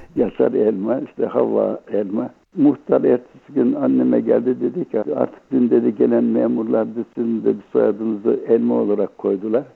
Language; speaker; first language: Turkish; native; Turkish